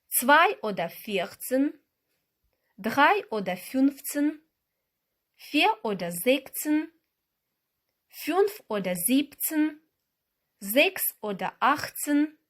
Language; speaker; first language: German; non-native, fluent; Ukrainian